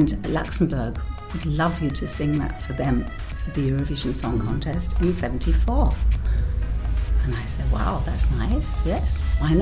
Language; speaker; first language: English; native; English